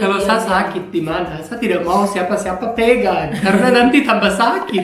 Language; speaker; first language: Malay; non-native, fluent; German